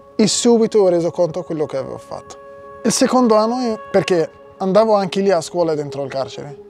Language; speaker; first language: Italian; non-native, fluent; Arabic